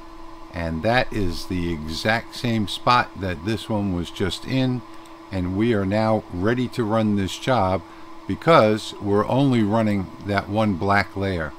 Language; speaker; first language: English; native; English